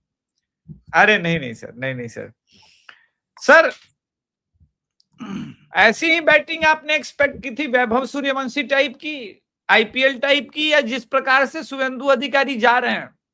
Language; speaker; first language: Hindi; native; Hindi